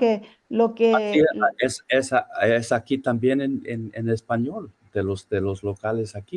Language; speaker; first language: Spanish; non-native, fluent; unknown